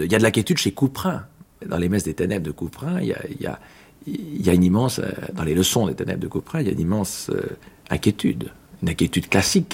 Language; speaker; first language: French; native; French